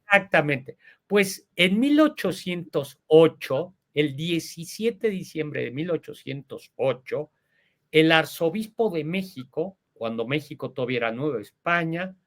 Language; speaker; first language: Spanish; native; Spanish